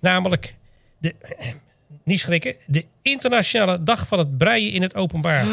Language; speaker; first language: Dutch; native; Dutch